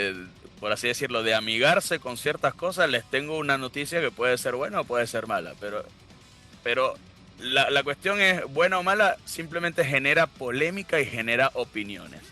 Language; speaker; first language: Spanish; native; Spanish